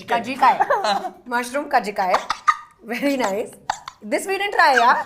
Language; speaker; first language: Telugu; non-native, learner; Hindi